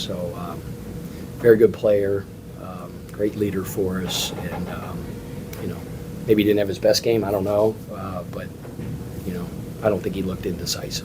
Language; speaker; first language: English; native; English